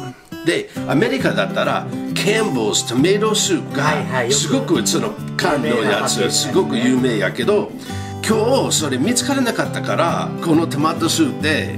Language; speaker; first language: Japanese; non-native, learner; English